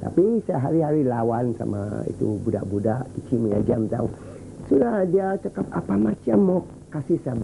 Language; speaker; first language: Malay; non-native, local second language; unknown